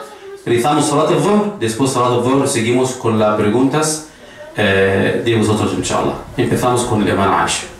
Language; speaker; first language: Spanish; non-native, fluent; Arabic